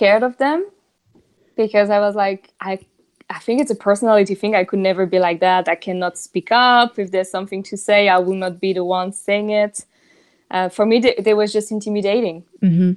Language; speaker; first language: English; non-native, fluent; French